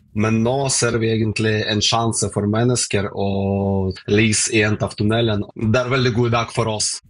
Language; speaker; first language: Norwegian; non-native, fluent; Ukrainian